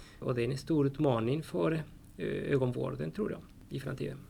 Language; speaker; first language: Swedish; non-native, fluent; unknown